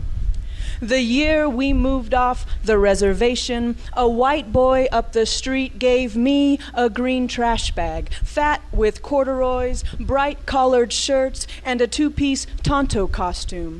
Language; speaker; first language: English; native; English